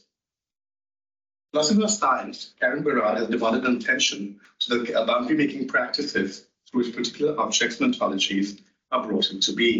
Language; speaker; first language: English; non-native, local second language; Hindi